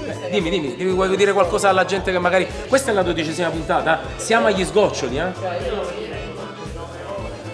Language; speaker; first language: Italian; native; Italian